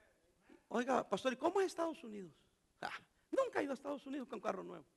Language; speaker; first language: Spanish; native; Spanish